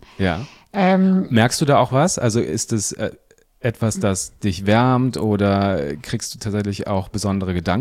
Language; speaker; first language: German; native; German